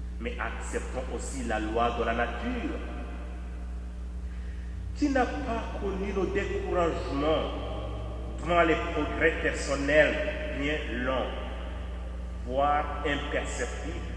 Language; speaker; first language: French; native; French